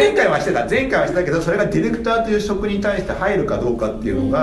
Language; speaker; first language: Japanese; native; Japanese